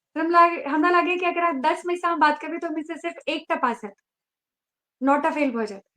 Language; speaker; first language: Maithili; early bilingual, heritage; Maithili